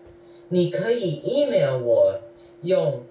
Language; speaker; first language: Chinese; early bilingual, heritage; English